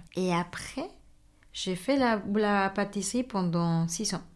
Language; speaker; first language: French; non-native, fluent; Spanish